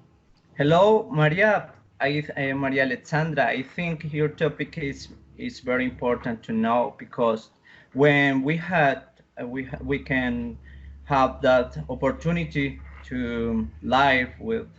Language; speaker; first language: English; non-native, learner; Spanish